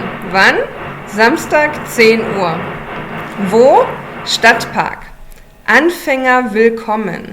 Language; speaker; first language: German; non-native, fluent; English